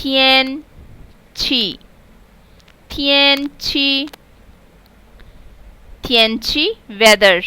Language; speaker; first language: Chinese; non-native, fluent; Urdu